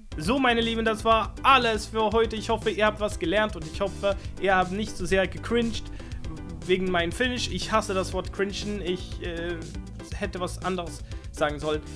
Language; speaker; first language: German; non-native, fluent; Swedish